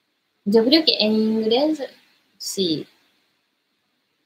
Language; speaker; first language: Spanish; non-native, learner; Japanese